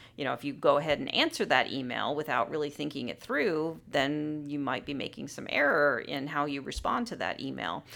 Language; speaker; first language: English; native; English